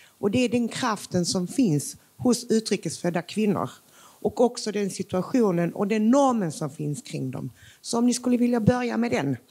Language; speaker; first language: Swedish; early bilingual, other home language; Macedonian